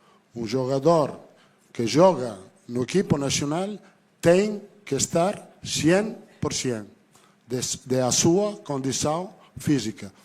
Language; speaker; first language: Portuguese; non-native, learner; Italian